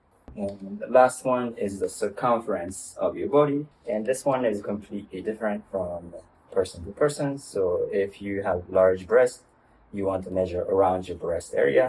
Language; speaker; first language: English; non-native, fluent; Japanese